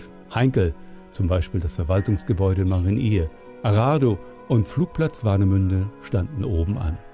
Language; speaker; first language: German; native; German